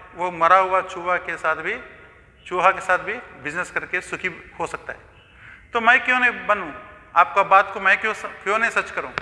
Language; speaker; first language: Hindi; non-native, local second language; Telugu